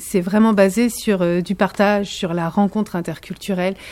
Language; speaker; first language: French; native; French